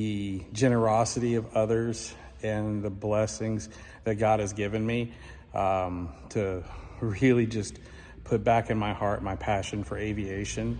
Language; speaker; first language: English; native; English